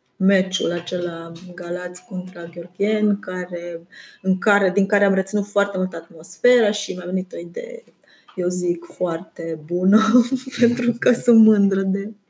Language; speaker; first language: Romanian; non-native, local second language; German